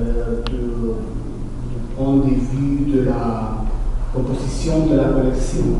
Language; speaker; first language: French; non-native, fluent; Portuguese